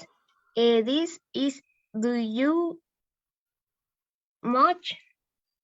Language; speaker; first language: English; non-native, learner; Spanish